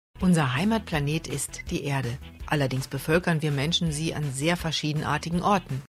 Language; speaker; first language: German; native; German